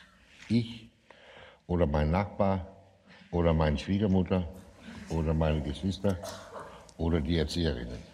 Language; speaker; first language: German; non-native, fluent; Danish